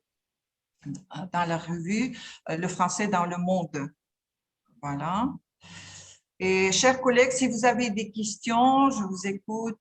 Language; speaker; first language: French; non-native, fluent; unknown